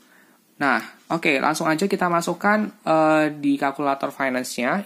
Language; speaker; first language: Indonesian; native; Indonesian